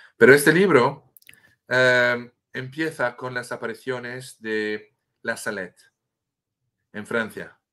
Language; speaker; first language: Spanish; non-native, fluent; French